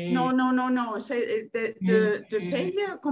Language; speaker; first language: French; non-native, fluent; Spanish